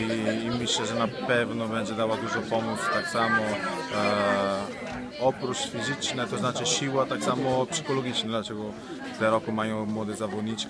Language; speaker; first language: Polish; non-native, fluent; Italian